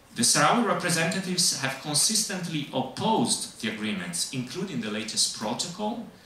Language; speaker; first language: English; non-native, fluent; Italian